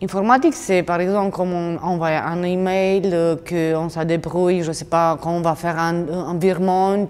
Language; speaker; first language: French; non-native, learner; Romanian